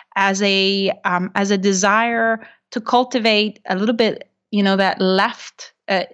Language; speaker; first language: English; non-native, fluent; Spanish